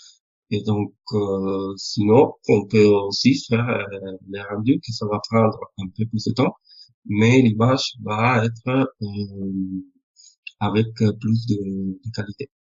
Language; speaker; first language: French; non-native, fluent; Spanish